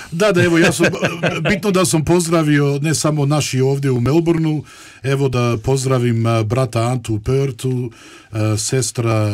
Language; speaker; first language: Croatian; early bilingual, heritage; Croatian